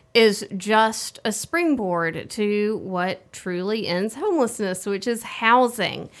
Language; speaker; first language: English; native; English